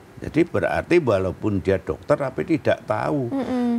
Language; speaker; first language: Indonesian; native; Indonesian